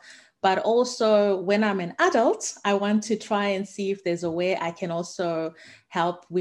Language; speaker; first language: English; non-native, local second language; Shona